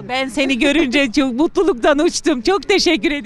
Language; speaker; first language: Turkish; native; Turkish